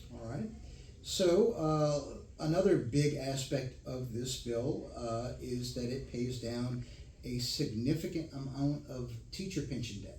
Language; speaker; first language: English; native; English